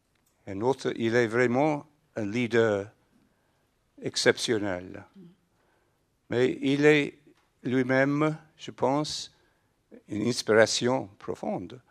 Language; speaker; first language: French; non-native, fluent; English